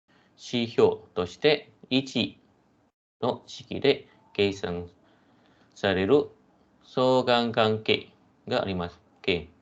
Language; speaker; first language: Japanese; non-native, fluent; Malay